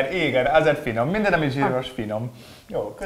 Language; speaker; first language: Hungarian; non-native, learner; English